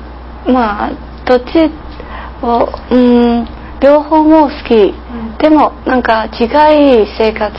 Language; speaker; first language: Japanese; non-native, learner; English